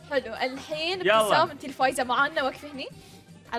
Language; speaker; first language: Arabic; native; Arabic